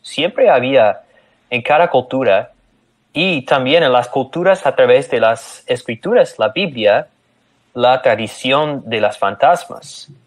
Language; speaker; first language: Spanish; non-native, fluent; English